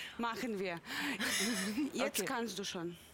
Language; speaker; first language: German; non-native, learner; Russian